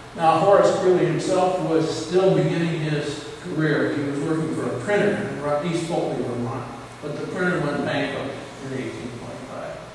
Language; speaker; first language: English; native; English